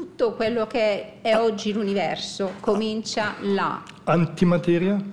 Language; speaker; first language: Italian; native; Italian